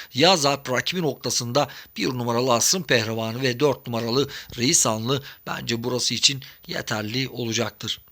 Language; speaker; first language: Turkish; native; Turkish